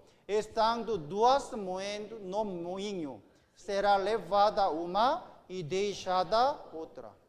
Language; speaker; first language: Portuguese; non-native, learner; Korean